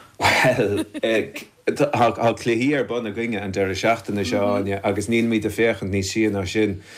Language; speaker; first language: Irish; native; Irish